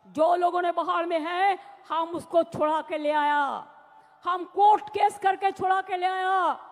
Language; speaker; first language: Hindi; non-native, local second language; Bangla